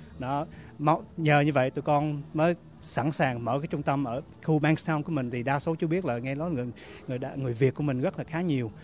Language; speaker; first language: Vietnamese; early bilingual, heritage; Vietnamese